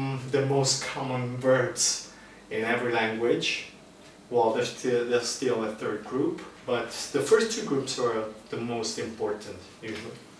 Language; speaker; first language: English; non-native, fluent; Italian